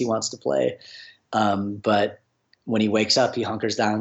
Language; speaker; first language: English; native; English